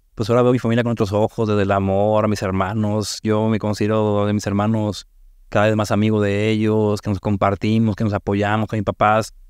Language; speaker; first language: Spanish; native; Spanish